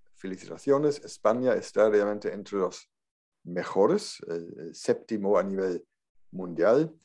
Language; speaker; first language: Spanish; non-native, fluent; German